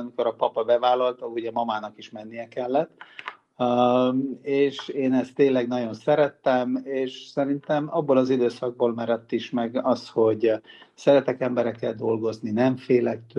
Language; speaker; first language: Hungarian; non-native, local second language; Serbian